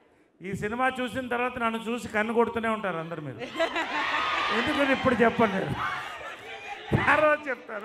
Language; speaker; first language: Telugu; native; Telugu